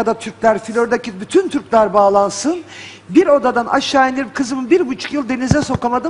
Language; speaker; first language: Turkish; native; Turkish